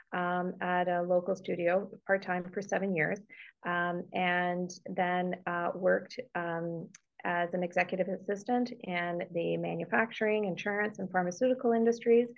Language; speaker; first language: English; native; English